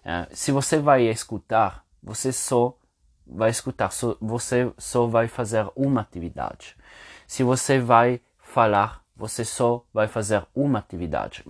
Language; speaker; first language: Portuguese; non-native, fluent; Spanish